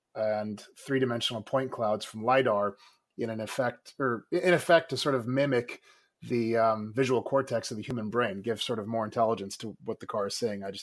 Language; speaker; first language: English; native; English